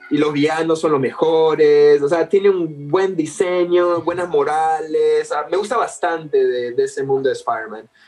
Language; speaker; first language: Spanish; early bilingual, other home language; English